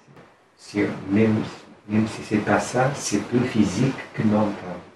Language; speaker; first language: French; non-native, fluent; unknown